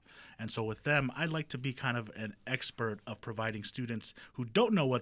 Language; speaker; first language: English; early bilingual, other home language; Spanish